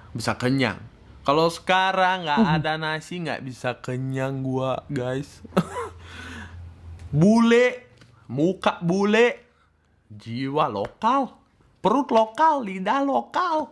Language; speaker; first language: Indonesian; early bilingual, other home language; Russian